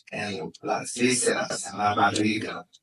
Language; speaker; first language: Spanish; non-native, fluent; Portuguese